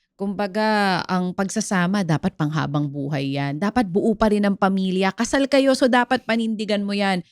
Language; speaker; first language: Filipino; native; Filipino